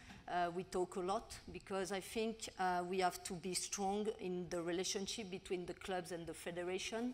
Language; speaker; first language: English; non-native, learner; French